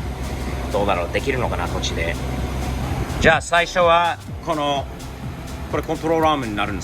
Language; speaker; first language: Japanese; non-native, fluent; English